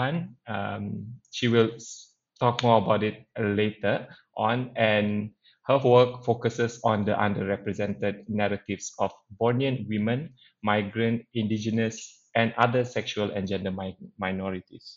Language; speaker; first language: English; non-native, local second language; Malay